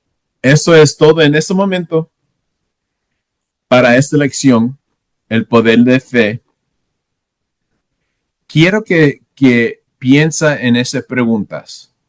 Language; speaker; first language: Spanish; non-native, learner; English